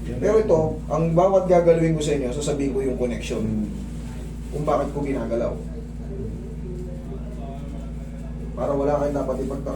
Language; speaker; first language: Filipino; native; Filipino